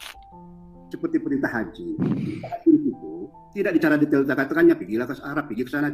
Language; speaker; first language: Indonesian; native; Indonesian